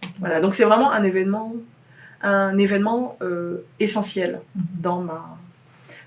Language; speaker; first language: French; native; French